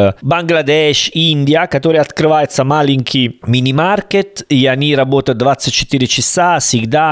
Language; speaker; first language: Russian; non-native, learner; Italian